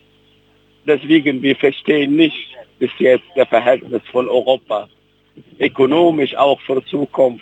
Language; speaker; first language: German; non-native, fluent; Arabic